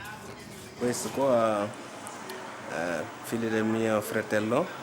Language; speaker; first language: Italian; non-native, learner; Wolof